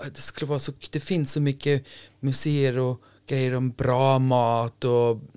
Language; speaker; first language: Swedish; non-native, fluent; Icelandic